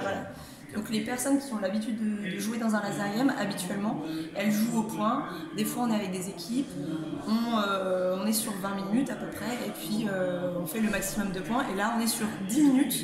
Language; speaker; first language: French; native; French